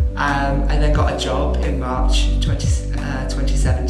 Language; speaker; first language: English; native; English